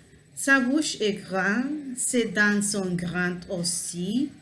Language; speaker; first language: French; non-native, learner; Spanish